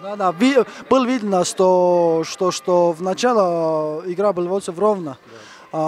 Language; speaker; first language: Russian; non-native, learner; Estonian